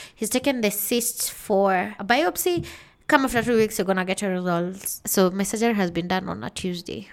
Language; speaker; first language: English; non-native, local second language; Kikuyu